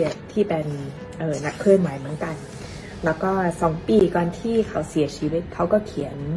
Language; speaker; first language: Thai; non-native, fluent; English